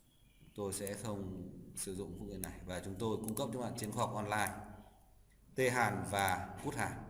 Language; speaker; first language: Vietnamese; native; Vietnamese